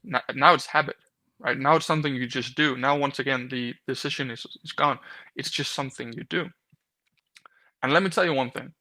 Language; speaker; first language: English; non-native, fluent; Danish